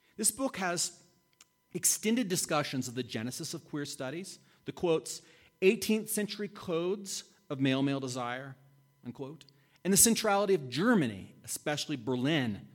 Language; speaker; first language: English; native; English